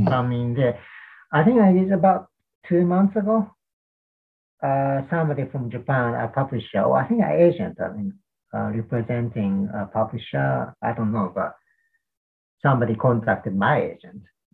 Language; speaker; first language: English; non-native, fluent; Japanese